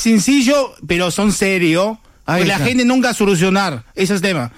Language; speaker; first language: Spanish; non-native, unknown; Chinese